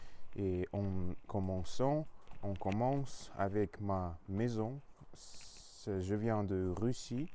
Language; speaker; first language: French; non-native, learner; Russian